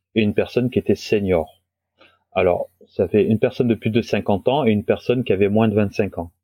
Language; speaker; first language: French; non-native, local second language; Wolof